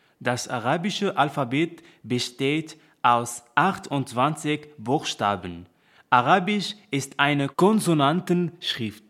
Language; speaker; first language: German; non-native, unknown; Arabic